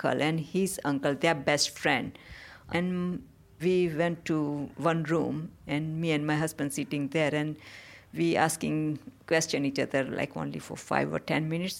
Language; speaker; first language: English; non-native, local second language; Gujarati